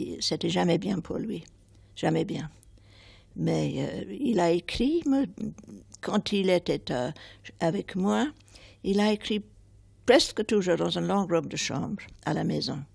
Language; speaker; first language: French; non-native, fluent; English